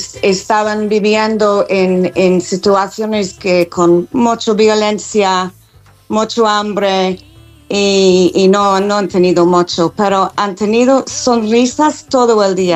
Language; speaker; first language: Spanish; non-native, learner; English